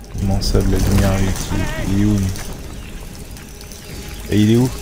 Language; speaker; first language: French; native; French